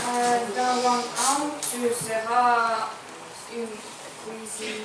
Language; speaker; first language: French; non-native, learner; Ukrainian